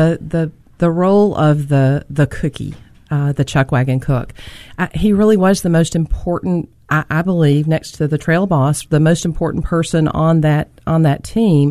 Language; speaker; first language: English; native; English